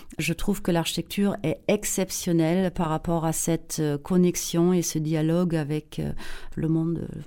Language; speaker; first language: French; non-native, fluent; German